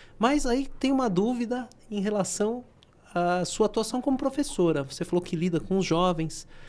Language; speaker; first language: Portuguese; native; Portuguese